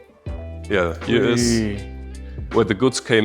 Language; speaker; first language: English; non-native, fluent; German